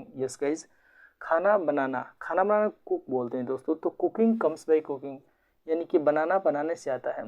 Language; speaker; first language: Hindi; native; Hindi